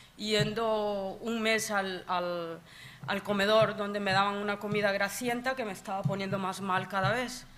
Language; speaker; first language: Spanish; native; Spanish